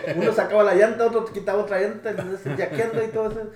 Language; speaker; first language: Spanish; early bilingual, other home language; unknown